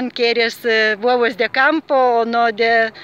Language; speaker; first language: Spanish; non-native, learner; Lithuanian